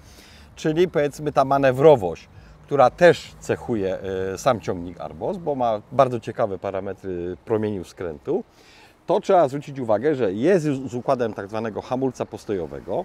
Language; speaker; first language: Polish; native; Polish